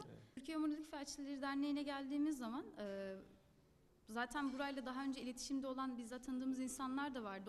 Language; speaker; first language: Turkish; native; Turkish